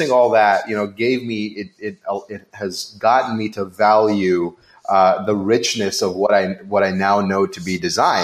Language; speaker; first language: English; non-native, local second language; Hindi